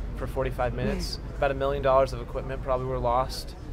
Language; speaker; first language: English; native; English